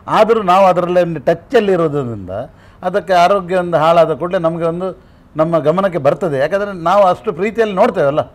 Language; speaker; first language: Kannada; non-native, local second language; Tulu